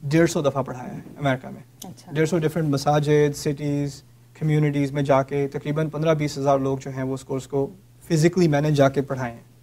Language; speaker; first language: Urdu; native; Urdu